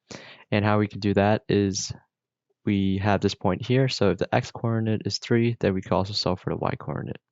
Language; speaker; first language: English; native; English